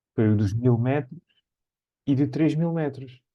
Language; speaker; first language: Portuguese; native; Portuguese